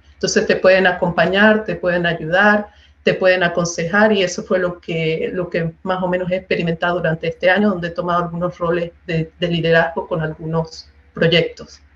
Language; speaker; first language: Spanish; native; Spanish